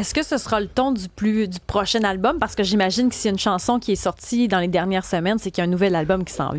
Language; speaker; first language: French; native; French